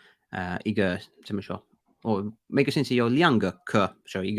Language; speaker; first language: Chinese; non-native, learner; Finnish